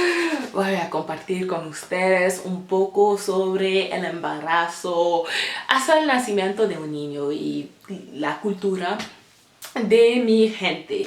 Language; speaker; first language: Spanish; non-native, fluent; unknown